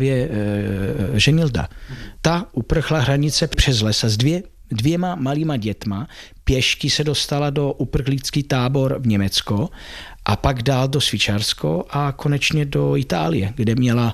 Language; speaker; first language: Czech; non-native, learner; Italian